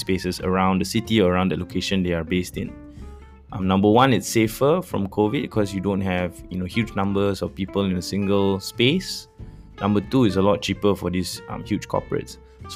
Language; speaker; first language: English; non-native, local second language; Malay